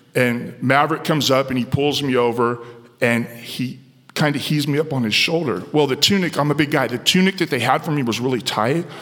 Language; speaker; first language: English; native; English